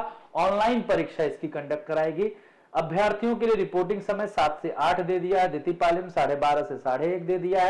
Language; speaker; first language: Hindi; native; Hindi